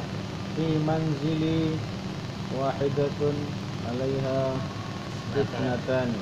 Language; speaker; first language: Arabic; non-native, learner; Indonesian